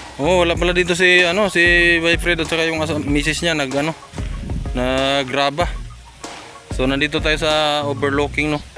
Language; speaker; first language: Filipino; non-native, local second language; Bikol